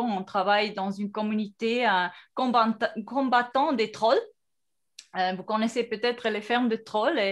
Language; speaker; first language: French; non-native, fluent; Spanish